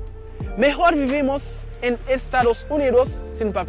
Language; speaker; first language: Spanish; non-native, learner; Haitian Creole